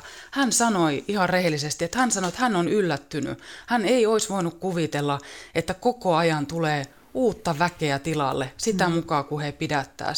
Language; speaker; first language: Finnish; native; Finnish